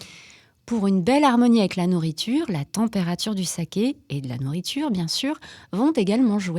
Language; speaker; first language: French; native; French